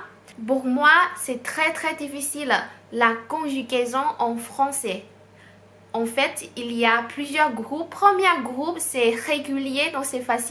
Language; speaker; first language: French; non-native, fluent; Chinese